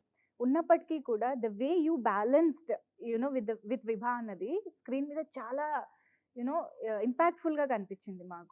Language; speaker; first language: Telugu; native; Telugu